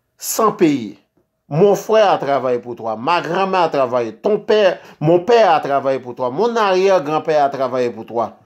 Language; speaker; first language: French; non-native, local second language; Haitian Creole